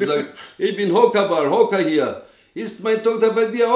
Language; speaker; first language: German; non-native, learner; Albanian